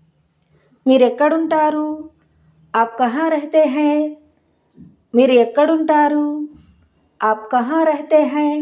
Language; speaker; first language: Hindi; non-native, local second language; Telugu